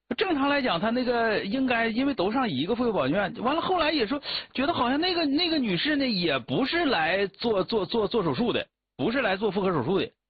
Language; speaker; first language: Chinese; native; Chinese